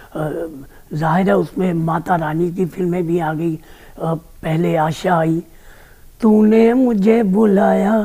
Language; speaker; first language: Hindi; native; Hindi